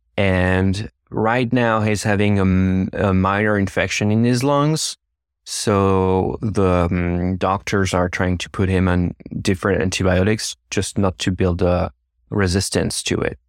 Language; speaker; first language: English; non-native, fluent; French